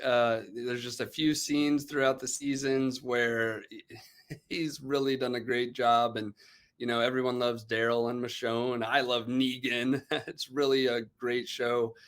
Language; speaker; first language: English; native; English